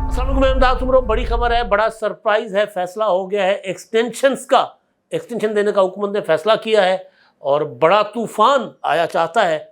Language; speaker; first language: Urdu; non-native, local second language; Sindhi